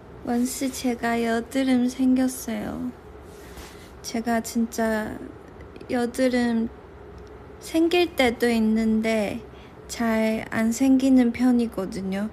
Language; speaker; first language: Korean; non-native, local second language; Chinese